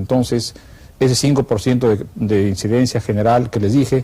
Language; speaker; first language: Spanish; native; Spanish